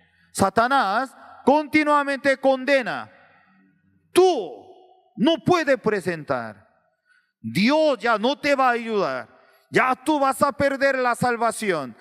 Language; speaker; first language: Spanish; non-native, learner; Korean